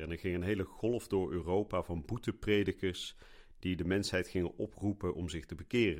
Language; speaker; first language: Dutch; native; Dutch